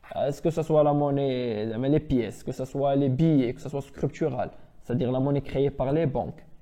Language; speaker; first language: French; non-native, local second language; Arabic